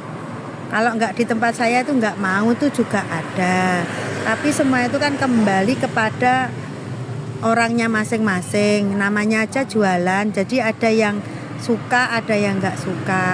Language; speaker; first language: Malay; non-native, local second language; Javanese